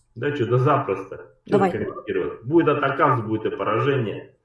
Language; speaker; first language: Russian; native; Russian